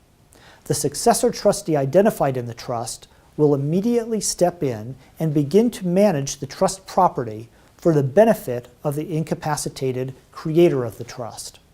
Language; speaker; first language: English; native; English